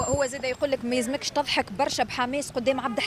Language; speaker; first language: Arabic; native; Arabic